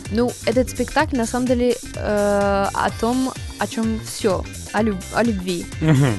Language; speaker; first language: Russian; non-native, fluent; English